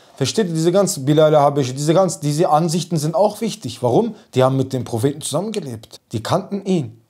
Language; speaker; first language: German; early bilingual, other home language; Turkish